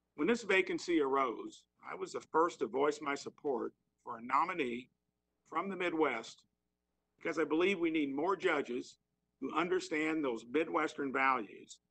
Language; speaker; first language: English; native; English